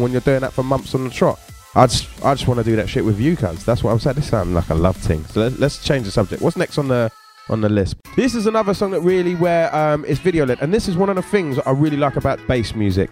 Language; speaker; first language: English; native; English